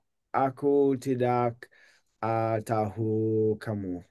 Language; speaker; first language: Indonesian; non-native, learner; English